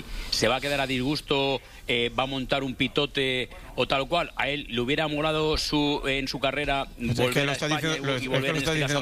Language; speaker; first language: Spanish; native; Spanish